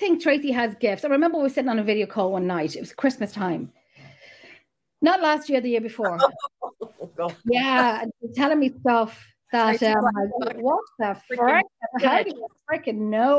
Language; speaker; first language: English; native; English